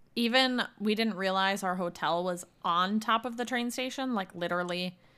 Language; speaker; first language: English; native; English